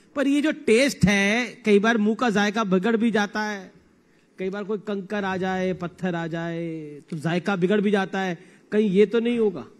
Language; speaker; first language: Hindi; native; Hindi